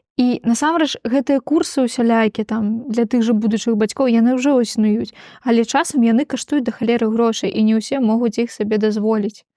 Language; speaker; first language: Belarusian; non-native, local second language; Russian